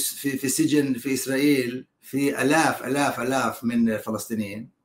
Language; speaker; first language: Arabic; non-native, learner; Hebrew